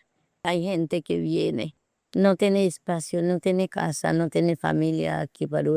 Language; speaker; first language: Spanish; non-native, learner; Haitian Creole